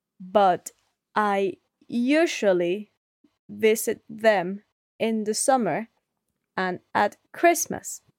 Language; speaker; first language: English; non-native, fluent; Spanish